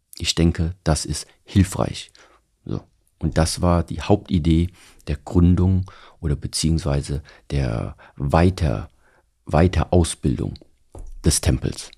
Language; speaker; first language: German; early bilingual, other home language; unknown